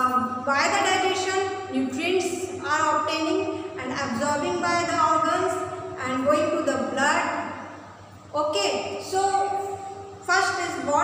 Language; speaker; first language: English; non-native, local second language; Hindi